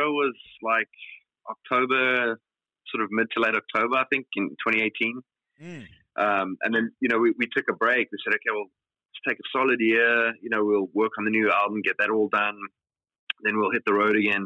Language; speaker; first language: English; native; English